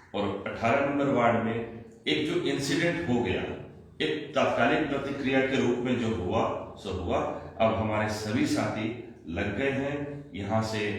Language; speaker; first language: Hindi; non-native, local second language; Bangla